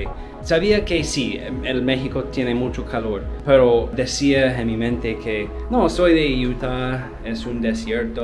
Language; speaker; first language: Spanish; non-native, learner; English